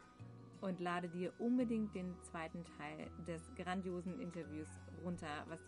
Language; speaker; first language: German; native; German